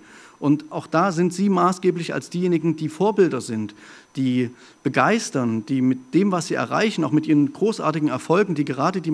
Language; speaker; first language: German; native; German